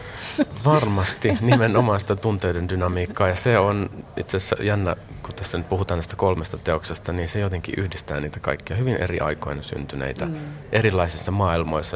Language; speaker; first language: Finnish; native; Finnish